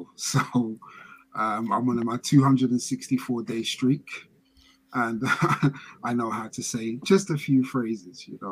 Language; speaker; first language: English; native; English